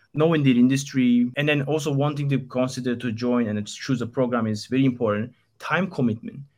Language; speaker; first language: English; non-native, fluent; Turkish